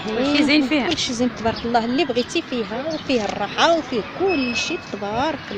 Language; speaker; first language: Arabic; native; Arabic